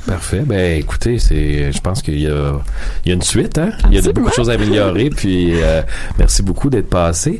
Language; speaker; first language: French; native; French